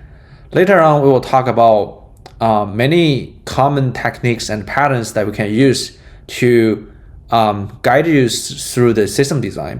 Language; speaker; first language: English; non-native, fluent; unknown